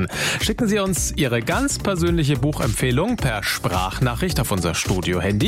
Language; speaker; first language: German; native; German